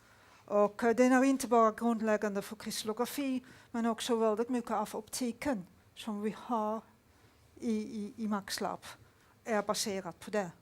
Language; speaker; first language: Swedish; non-native, fluent; Dutch